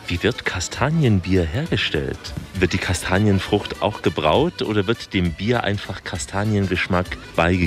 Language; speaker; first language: German; native; German